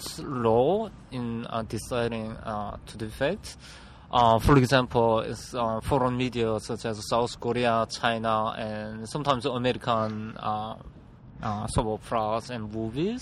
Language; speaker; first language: English; non-native, learner; Korean